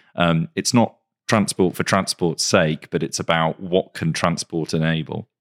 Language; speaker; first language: English; native; English